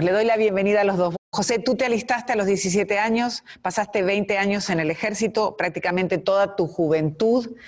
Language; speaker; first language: Spanish; native; Spanish